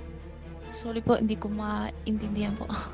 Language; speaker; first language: Filipino; non-native, learner; Chinese